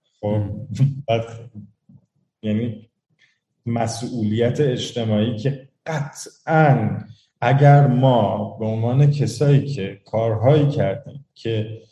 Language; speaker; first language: Persian; native; Persian